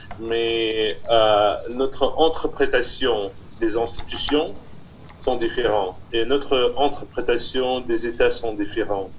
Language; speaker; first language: French; non-native, fluent; Russian